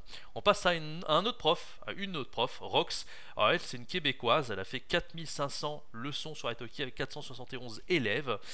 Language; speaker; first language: French; native; French